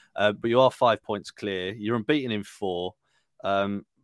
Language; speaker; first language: English; native; English